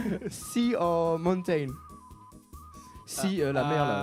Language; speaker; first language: English; non-native, learner; French